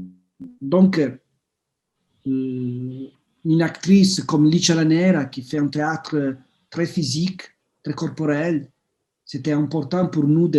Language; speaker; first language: French; non-native, fluent; Italian